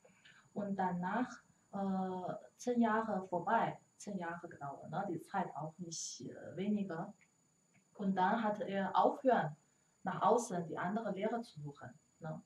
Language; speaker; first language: German; non-native, learner; Chinese